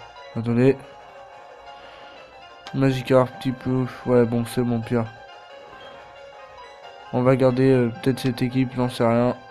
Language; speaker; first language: French; native; French